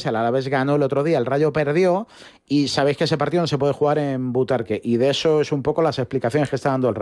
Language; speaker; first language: Spanish; native; Spanish